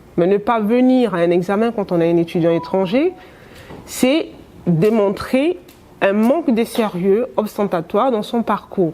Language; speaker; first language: French; non-native, local second language; Wolof